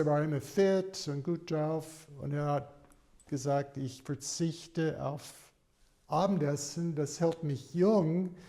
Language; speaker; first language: German; non-native, fluent; English